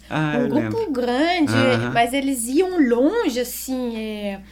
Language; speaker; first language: Portuguese; non-native, fluent; French